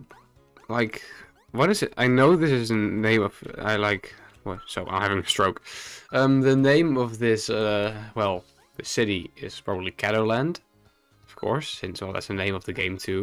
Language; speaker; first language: English; non-native, fluent; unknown